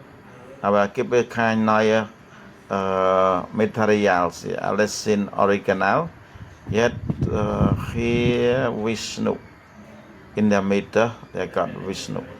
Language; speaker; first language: German; non-native, fluent; Khmer